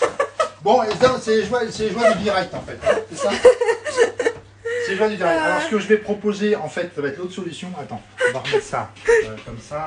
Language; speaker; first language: French; native; French